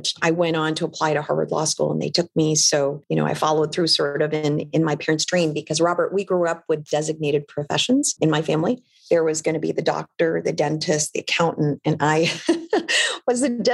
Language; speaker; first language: English; non-native, local second language; Filipino